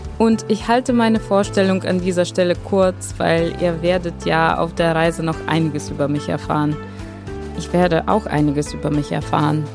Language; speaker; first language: German; non-native, fluent; Bulgarian